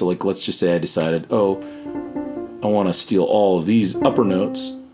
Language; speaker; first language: English; native; English